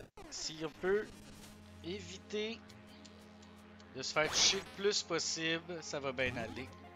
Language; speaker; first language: French; native; French